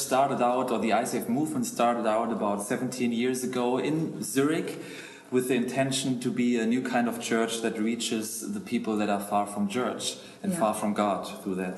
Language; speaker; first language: English; non-native, fluent; German